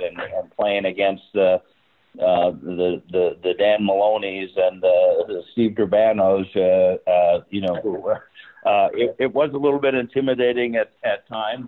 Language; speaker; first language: English; native; English